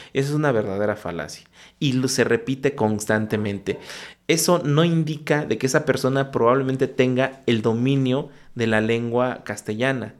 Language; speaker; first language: Spanish; non-native, local second language; Mixtepec Mixtec